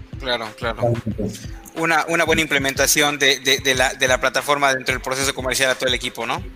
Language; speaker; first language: Spanish; native; Spanish